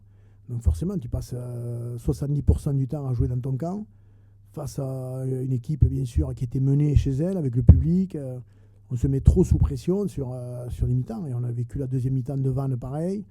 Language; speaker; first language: French; native; French